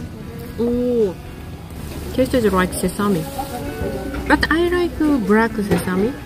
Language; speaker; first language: English; non-native, learner; Japanese